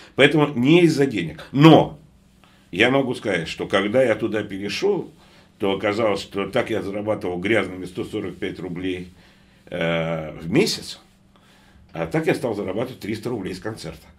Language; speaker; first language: Russian; native; Russian